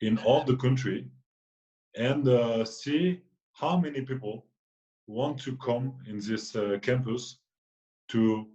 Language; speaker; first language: English; non-native, fluent; French